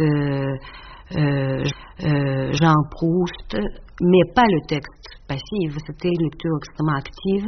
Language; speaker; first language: French; non-native, fluent; Russian